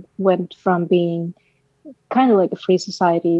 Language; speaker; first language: English; non-native, fluent; Danish